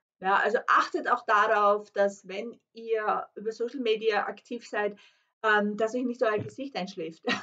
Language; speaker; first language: German; non-native, fluent; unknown